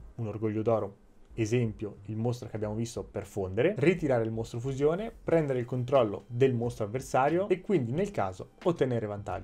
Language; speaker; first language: Italian; native; Italian